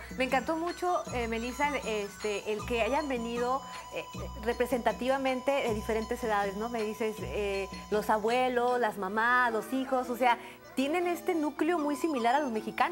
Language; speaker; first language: Spanish; native; Spanish